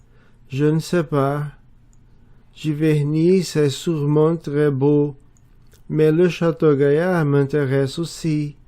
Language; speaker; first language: French; non-native, learner; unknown